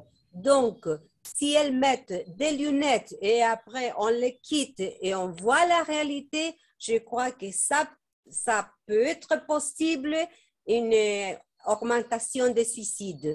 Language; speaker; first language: French; non-native, fluent; Spanish